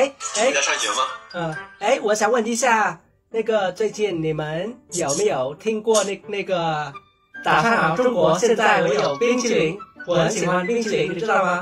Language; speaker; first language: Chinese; non-native, learner; Vietnamese